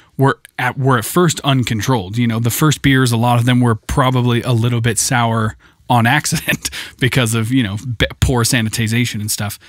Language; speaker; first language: English; native; English